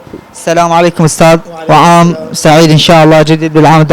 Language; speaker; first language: Arabic; native; Arabic